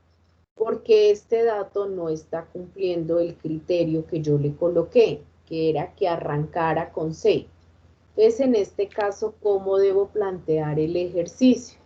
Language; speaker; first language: Spanish; native; Spanish